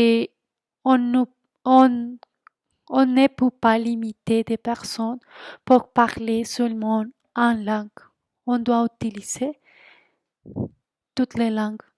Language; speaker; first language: French; non-native, fluent; Spanish